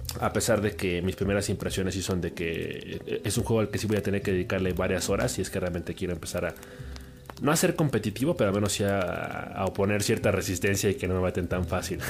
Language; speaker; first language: Spanish; native; Spanish